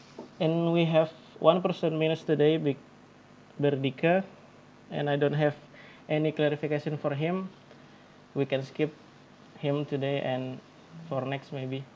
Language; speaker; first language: English; non-native, learner; Indonesian